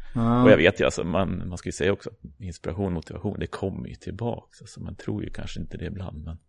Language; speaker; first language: Swedish; native; Swedish